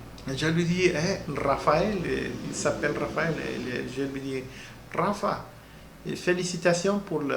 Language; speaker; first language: French; non-native, learner; Spanish